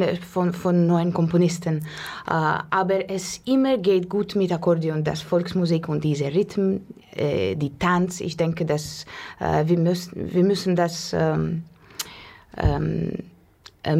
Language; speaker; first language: German; non-native, learner; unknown